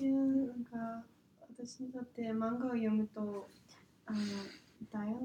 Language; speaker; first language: Japanese; non-native, fluent; English